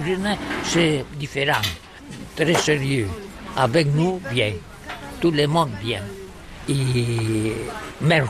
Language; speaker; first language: French; non-native, learner; Catalan